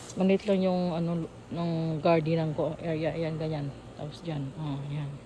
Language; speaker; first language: Filipino; non-native, local second language; Iloko